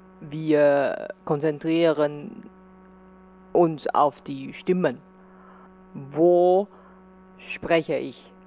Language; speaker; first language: German; non-native, fluent; Chinese